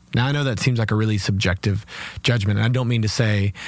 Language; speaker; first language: English; native; English